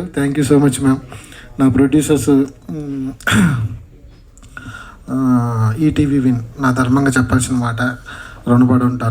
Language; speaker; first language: Telugu; native; Telugu